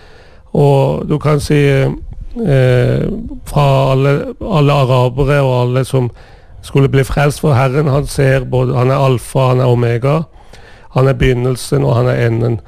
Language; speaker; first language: Swedish; non-native, fluent; Persian